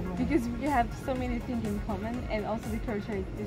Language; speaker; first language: English; non-native, fluent; French